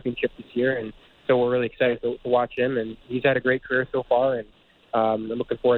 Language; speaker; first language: English; native; English